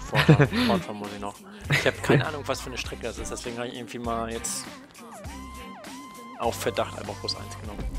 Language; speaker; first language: German; native; German